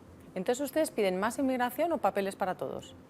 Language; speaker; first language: Spanish; native; Spanish